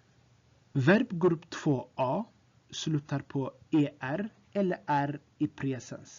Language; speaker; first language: Swedish; non-native, fluent; Tigrinya